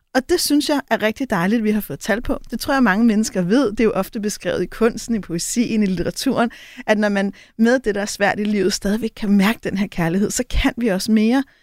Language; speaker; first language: Danish; native; Danish